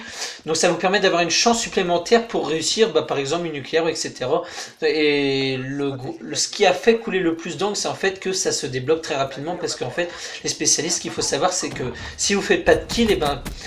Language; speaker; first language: French; native; French